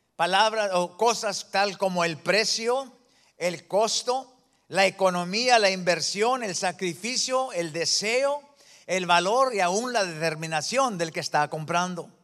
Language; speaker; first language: Spanish; early bilingual, heritage; Spanish